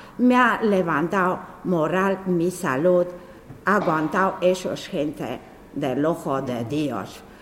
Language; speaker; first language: Spanish; non-native, learner; Romanian